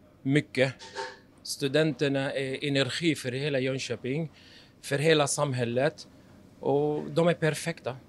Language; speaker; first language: Swedish; non-native, fluent; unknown